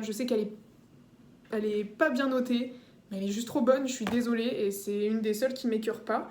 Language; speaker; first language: French; native; French